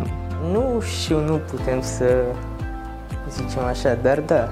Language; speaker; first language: Romanian; non-native, learner; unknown